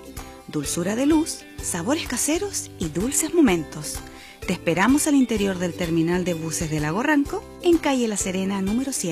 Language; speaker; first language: Spanish; native; Spanish